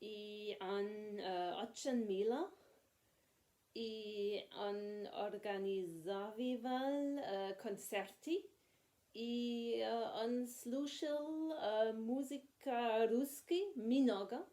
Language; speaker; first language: Russian; non-native, learner; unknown